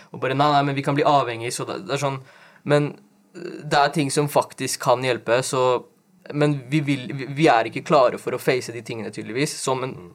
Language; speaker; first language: Norwegian; early bilingual, other home language; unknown